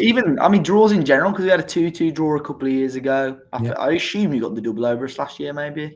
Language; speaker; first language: English; native; English